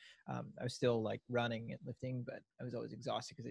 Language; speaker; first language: English; native; English